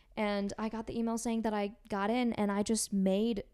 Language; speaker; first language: English; non-native, fluent; Korean